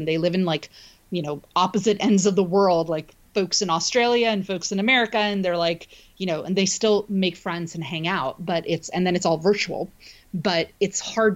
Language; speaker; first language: English; native; English